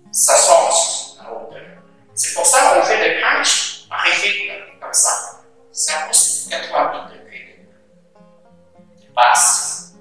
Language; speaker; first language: French; non-native, learner; Chinese